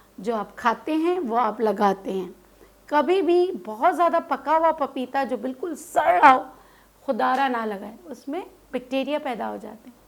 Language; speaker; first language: Urdu; non-native, local second language; Khowar